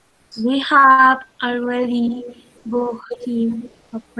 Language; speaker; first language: English; non-native, learner; Spanish